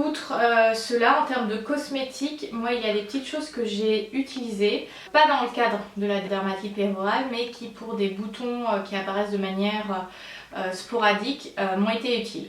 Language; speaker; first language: French; native; French